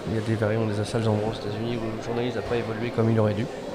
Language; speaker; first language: French; native; French